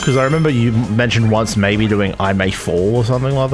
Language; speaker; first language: English; native; English